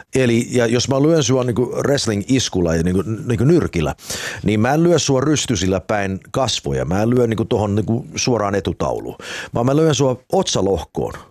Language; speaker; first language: Finnish; early bilingual, heritage; Finnish